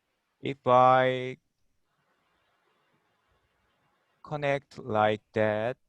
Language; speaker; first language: English; non-native, learner; Korean